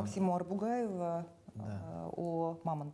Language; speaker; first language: Russian; native; Russian